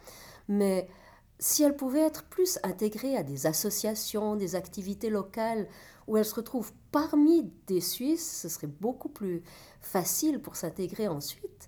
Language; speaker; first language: French; native; French